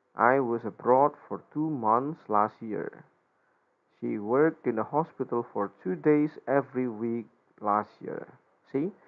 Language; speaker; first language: English; non-native, fluent; Indonesian